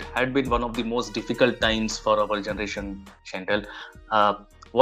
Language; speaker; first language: English; non-native, local second language; Hindi